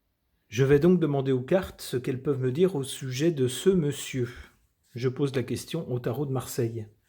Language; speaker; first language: French; native; French